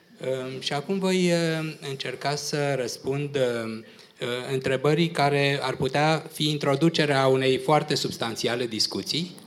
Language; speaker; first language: Romanian; native; Romanian